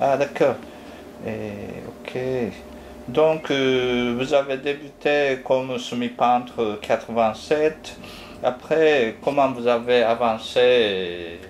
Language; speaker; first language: French; non-native, fluent; Japanese